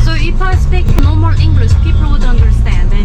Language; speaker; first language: English; non-native, fluent; Korean